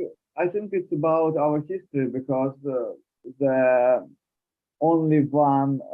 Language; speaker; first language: English; non-native, learner; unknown